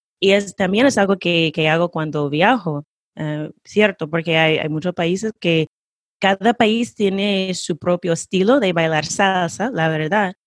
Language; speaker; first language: Spanish; non-native, fluent; English